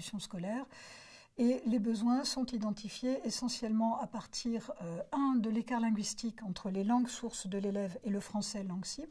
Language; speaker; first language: French; native; French